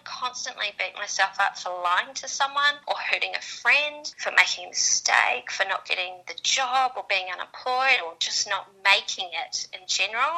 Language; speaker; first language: English; native; English